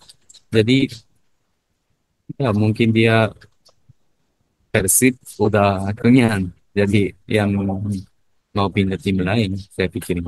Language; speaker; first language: Indonesian; non-native, learner; Japanese